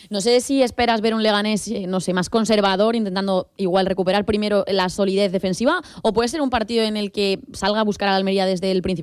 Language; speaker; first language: Spanish; native; Spanish